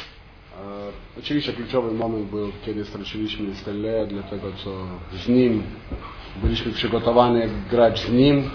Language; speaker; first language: Polish; non-native, fluent; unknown